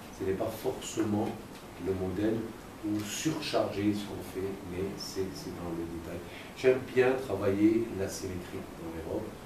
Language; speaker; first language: French; native; French